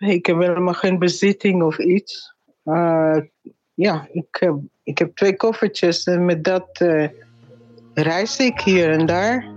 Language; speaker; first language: Dutch; non-native, fluent; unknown